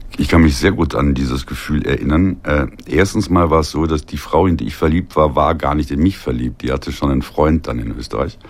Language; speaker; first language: German; native; German